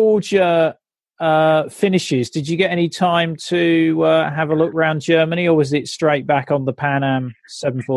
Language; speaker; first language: English; native; English